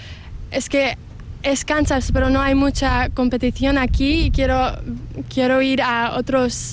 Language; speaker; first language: Spanish; early bilingual, heritage; English